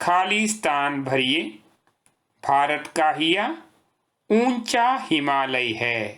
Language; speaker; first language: Hindi; non-native, local second language; Kannada